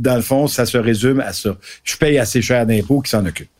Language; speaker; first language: French; native; French